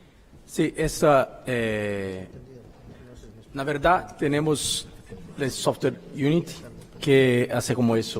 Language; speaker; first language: Spanish; non-native, fluent; Portuguese